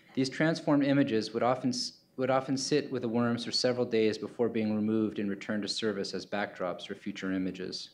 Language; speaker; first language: English; native; English